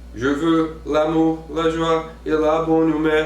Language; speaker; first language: French; non-native, fluent; Portuguese